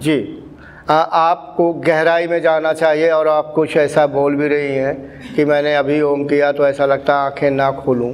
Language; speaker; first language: Hindi; native; Hindi